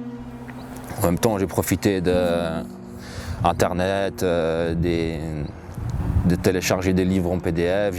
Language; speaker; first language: French; native; French